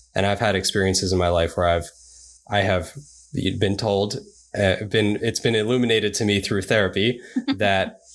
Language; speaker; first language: English; native; English